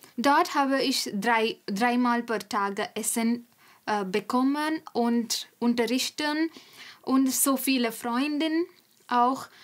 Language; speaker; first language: German; non-native, learner; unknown